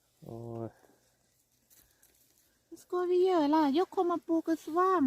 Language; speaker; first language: Swedish; non-native, learner; Thai